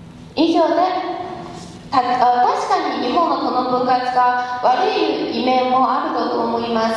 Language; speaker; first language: Japanese; non-native, learner; Chinese